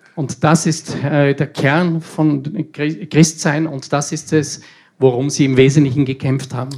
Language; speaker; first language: German; native; German